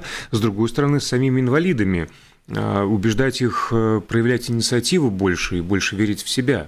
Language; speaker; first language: Russian; native; Russian